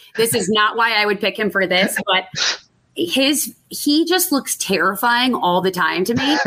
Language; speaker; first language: English; native; English